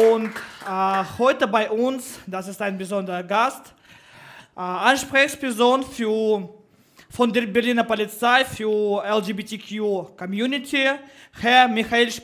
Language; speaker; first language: German; non-native, learner; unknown